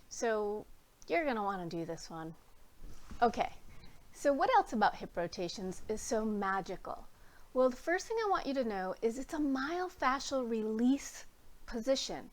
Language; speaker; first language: English; native; English